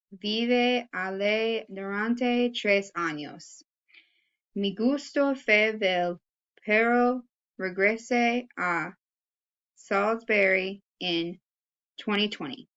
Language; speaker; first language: Spanish; non-native, learner; English